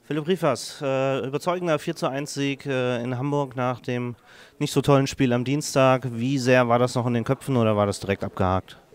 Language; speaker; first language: German; native; German